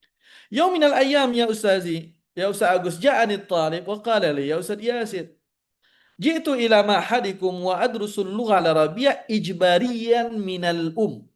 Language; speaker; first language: Arabic; non-native, fluent; Indonesian